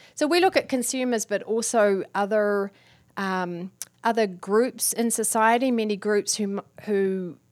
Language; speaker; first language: English; native; English